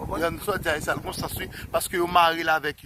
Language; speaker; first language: Haitian Creole; native; Haitian Creole